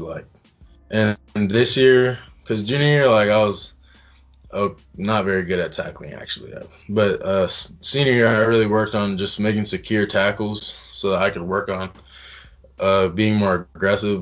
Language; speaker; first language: English; native; English